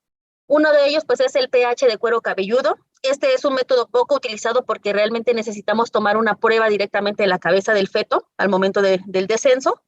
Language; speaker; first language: Spanish; native; Spanish